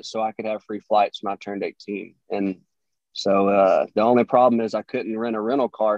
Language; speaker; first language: English; native; English